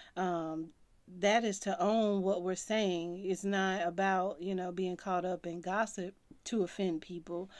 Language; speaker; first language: English; native; English